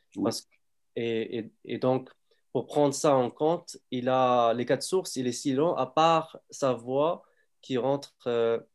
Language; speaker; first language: French; non-native, fluent; Arabic